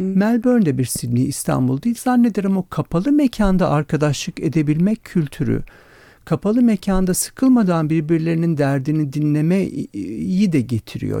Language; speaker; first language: Turkish; native; Turkish